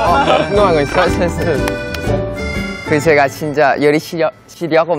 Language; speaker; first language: Korean; non-native, learner; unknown